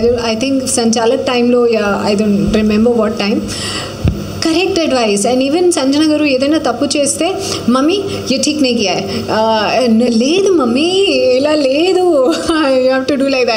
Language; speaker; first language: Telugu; non-native, learner; Hindi